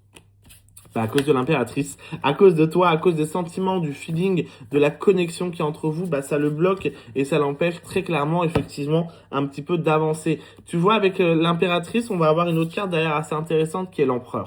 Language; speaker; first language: French; native; French